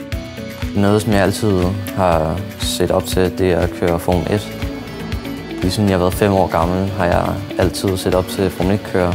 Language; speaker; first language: Danish; native; Danish